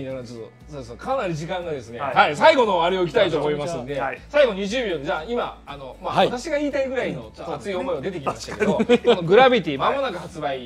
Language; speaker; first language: Japanese; native; Japanese